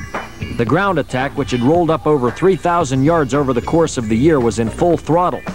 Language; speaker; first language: English; native; English